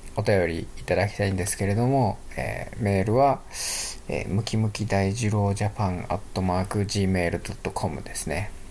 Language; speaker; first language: Japanese; early bilingual, other home language; Chinese